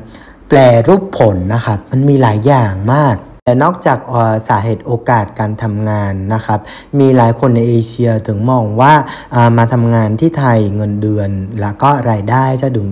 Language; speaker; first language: Thai; non-native, fluent; Vietnamese